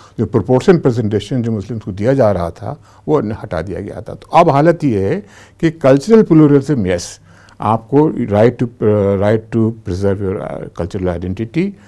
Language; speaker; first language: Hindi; native; Hindi